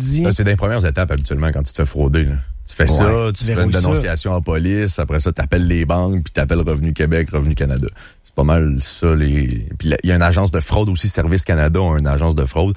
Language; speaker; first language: French; native; French